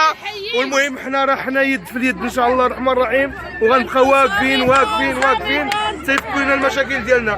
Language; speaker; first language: Arabic; native; Arabic